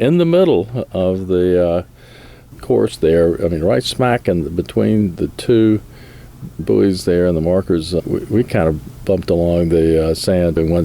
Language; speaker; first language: English; native; English